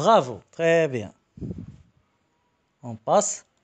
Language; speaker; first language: French; non-native, fluent; Arabic